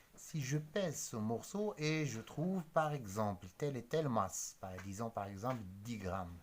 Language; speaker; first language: French; non-native, local second language; Arabic